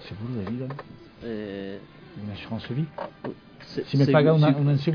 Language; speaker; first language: Spanish; non-native, learner; French